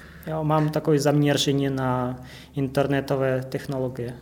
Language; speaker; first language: Czech; non-native, fluent; Russian